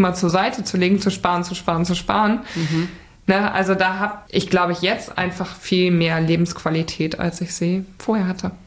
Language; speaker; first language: German; native; German